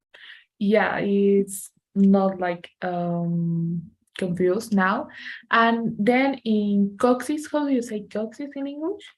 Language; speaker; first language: English; non-native, learner; Spanish